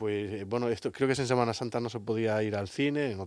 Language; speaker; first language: Spanish; native; Spanish